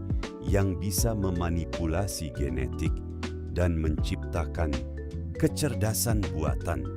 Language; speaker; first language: Indonesian; native; Indonesian